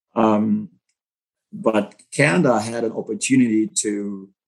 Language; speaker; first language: English; non-native, fluent; German